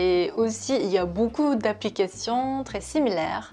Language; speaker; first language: French; non-native, fluent; Korean